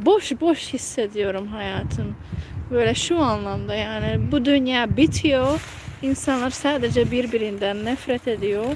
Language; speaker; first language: Turkish; non-native, fluent; Hungarian